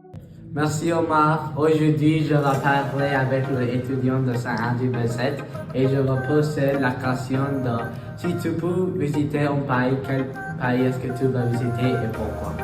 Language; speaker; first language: French; non-native, learner; English